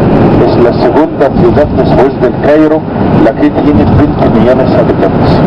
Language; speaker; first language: Spanish; non-native, fluent; Arabic